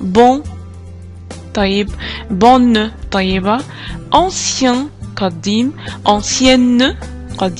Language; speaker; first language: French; non-native, fluent; Arabic